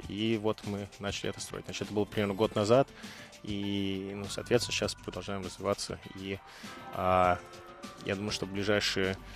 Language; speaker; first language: Russian; early bilingual, heritage; Russian